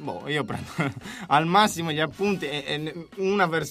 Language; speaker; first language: Italian; native; Italian